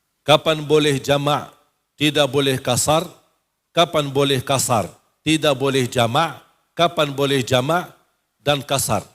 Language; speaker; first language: Malay; non-native, fluent; Arabic